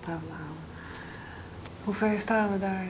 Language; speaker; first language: Dutch; native; Dutch